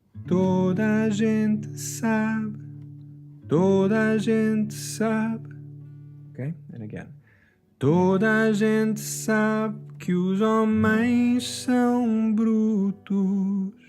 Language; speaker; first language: Portuguese; non-native, fluent; English